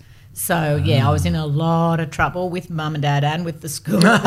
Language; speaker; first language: English; native; English